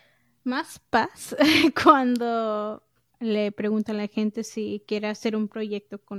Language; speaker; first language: Spanish; early bilingual, heritage; English